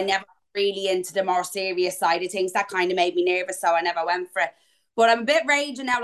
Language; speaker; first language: English; native; English